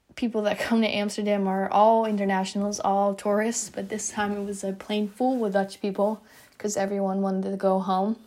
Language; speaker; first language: English; non-native, fluent; Dutch